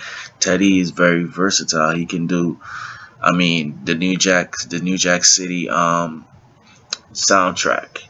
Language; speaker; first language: English; native; English